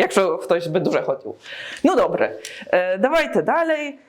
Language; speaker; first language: Polish; non-native, learner; Ukrainian